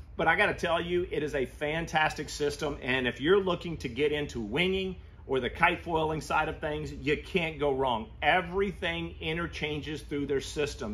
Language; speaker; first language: English; native; English